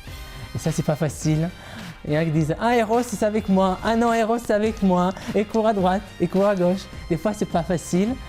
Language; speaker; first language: French; non-native, fluent; Italian